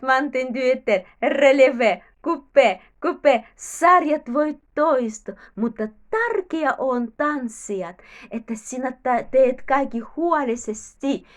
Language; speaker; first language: Finnish; non-native, learner; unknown